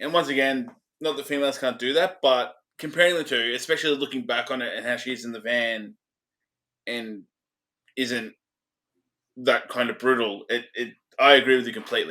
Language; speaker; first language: English; native; English